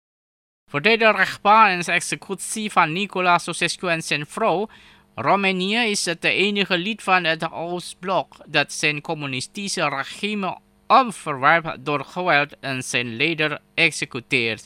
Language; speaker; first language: Dutch; non-native, fluent; Indonesian